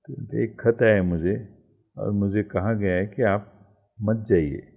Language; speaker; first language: Hindi; non-native, local second language; Marathi